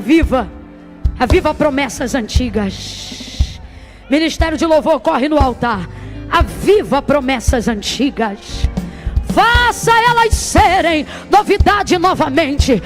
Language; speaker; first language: Portuguese; native; Portuguese